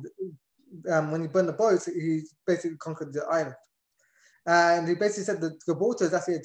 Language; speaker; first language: English; native; English